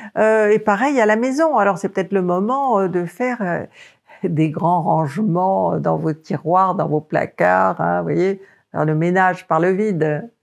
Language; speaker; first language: French; native; French